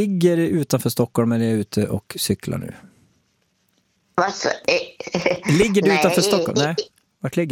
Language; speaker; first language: Swedish; native; Swedish